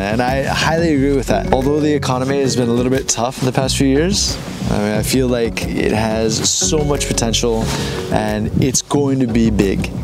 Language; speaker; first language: English; native; English